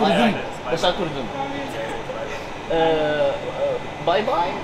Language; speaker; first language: Turkish; non-native, learner; Arabic